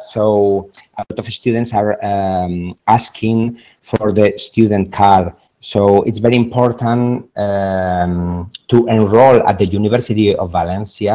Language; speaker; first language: English; non-native, fluent; Spanish